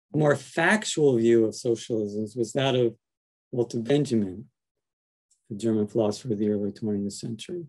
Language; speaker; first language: English; native; English